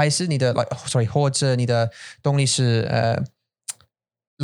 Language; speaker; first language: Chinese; non-native, learner; English